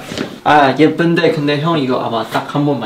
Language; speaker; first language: Korean; non-native, fluent; Chinese